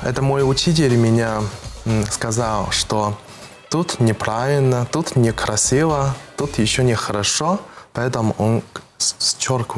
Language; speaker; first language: Russian; non-native, learner; Chinese